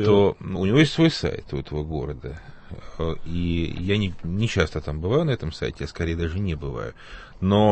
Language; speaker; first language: Russian; native; Russian